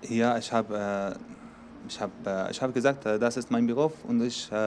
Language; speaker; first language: German; non-native, learner; Arabic